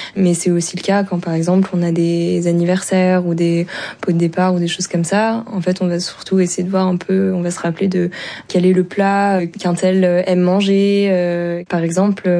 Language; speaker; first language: French; native; French